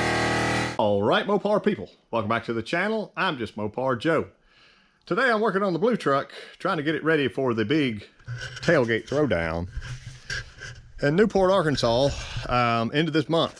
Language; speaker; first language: English; native; English